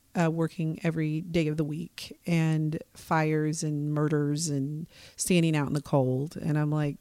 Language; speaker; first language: English; native; English